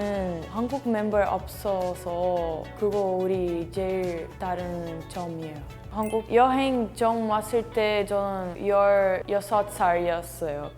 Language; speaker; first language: Korean; non-native, learner; Portuguese